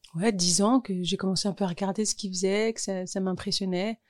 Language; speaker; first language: French; native; French